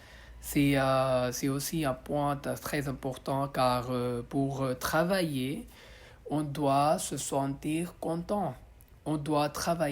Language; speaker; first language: French; non-native, learner; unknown